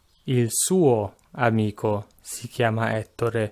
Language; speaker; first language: Italian; non-native, fluent; English